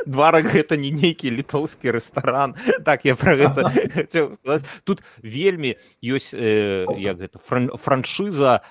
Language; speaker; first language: Belarusian; native; Belarusian